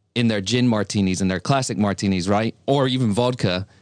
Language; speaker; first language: English; native; English